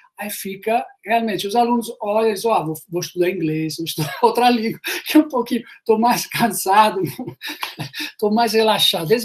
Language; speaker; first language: Portuguese; non-native, fluent; Italian